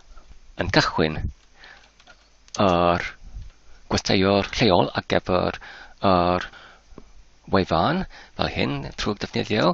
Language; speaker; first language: Welsh; non-native, learner; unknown